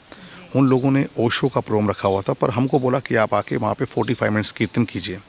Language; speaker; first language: Hindi; non-native, fluent; English